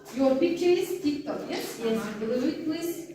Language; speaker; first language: English; non-native, learner; Kazakh